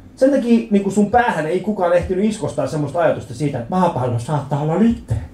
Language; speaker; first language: Finnish; early bilingual, other home language; Persian